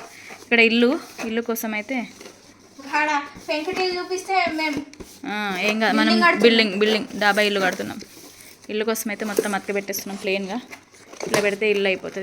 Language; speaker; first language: Telugu; native; Telugu